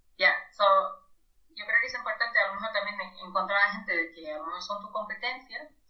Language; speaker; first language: Spanish; non-native, fluent; German